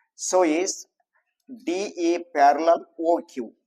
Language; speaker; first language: English; non-native, local second language; Kannada